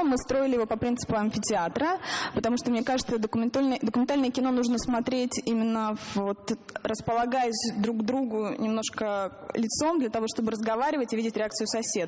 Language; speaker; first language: Russian; native; Russian